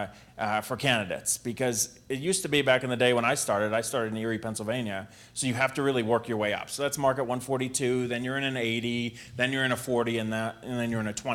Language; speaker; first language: English; native; English